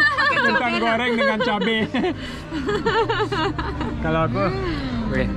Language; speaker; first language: Indonesian; early bilingual, heritage; German